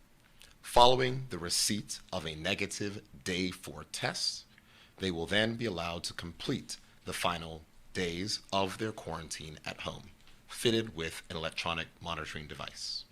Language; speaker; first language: English; native; English